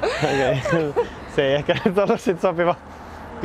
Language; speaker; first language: Finnish; native; Finnish